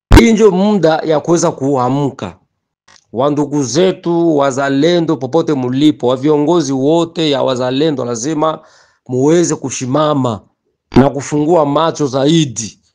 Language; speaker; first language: Swahili; native; Swahili